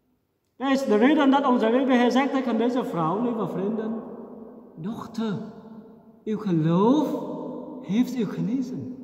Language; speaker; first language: Dutch; non-native, fluent; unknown